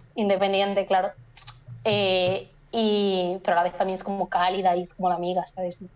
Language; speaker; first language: Spanish; native; Spanish